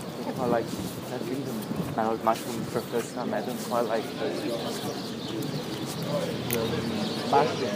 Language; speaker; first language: English; non-native, fluent; Chinese